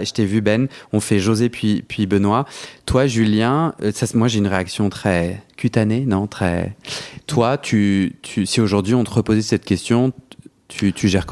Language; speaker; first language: French; native; French